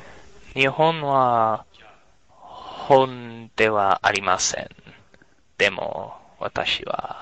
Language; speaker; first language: Japanese; non-native, learner; English